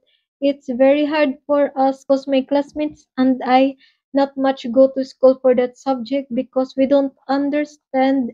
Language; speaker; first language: English; non-native, local second language; Waray